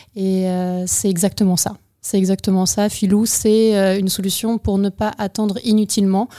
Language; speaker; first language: French; non-native, fluent; Ukrainian